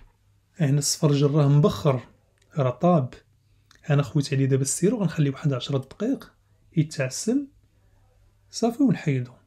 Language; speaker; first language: Arabic; native; Arabic